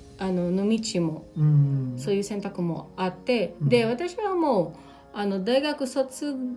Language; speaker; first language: Japanese; non-native, local second language; Filipino